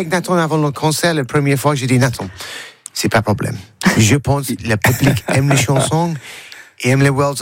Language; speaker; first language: French; non-native, learner; English